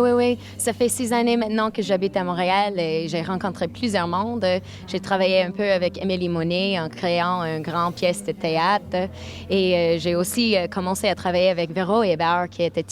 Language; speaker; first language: French; non-native, local second language; English